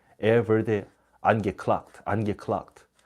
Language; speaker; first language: German; non-native, learner; Korean